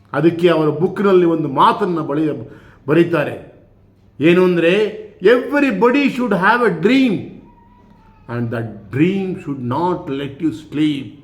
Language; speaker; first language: Kannada; native; Kannada